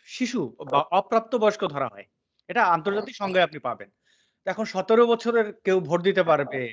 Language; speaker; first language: Bangla; native; Bangla